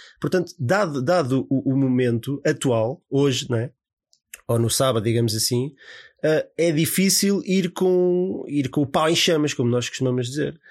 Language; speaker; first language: Portuguese; native; Portuguese